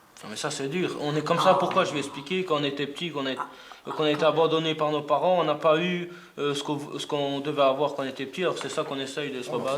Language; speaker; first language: French; native; French